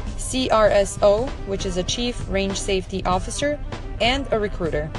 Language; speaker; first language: English; non-native, fluent; Serbian